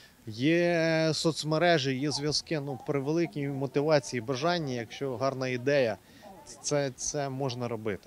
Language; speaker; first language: Ukrainian; native; Ukrainian